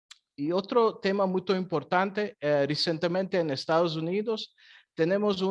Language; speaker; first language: Spanish; non-native, fluent; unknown